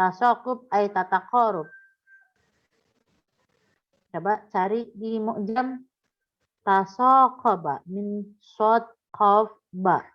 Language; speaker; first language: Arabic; non-native, fluent; Indonesian